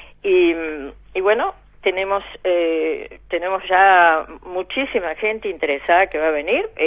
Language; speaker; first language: Spanish; native; Spanish